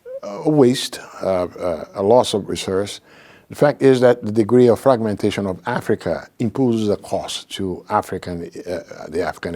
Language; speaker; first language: English; non-native, fluent; Portuguese